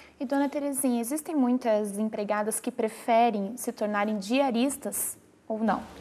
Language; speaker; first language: Portuguese; native; Portuguese